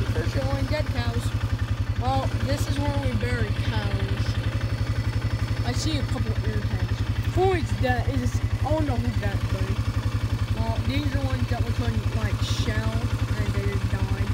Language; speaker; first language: English; native; English